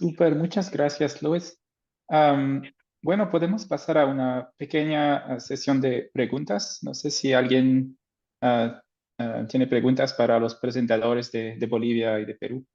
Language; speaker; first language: Spanish; non-native, fluent; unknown